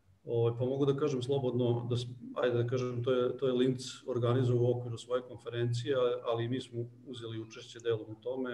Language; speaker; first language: Serbian; native; Serbian